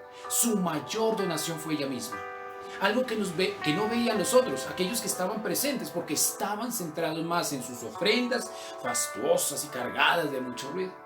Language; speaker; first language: Spanish; native; Spanish